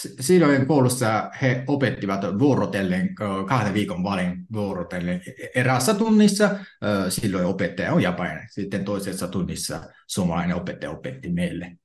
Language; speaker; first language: Finnish; non-native, fluent; Japanese